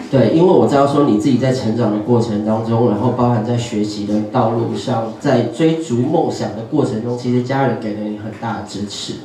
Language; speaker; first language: Chinese; native; Chinese